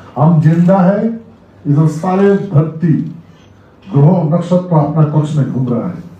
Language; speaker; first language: Hindi; non-native, local second language; Rangpuri